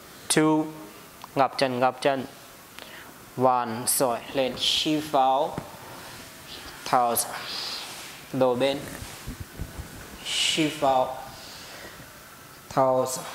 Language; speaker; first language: Vietnamese; non-native, learner; Hindi